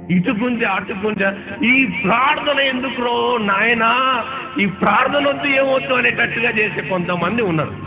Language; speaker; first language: Telugu; non-native, local second language; Urdu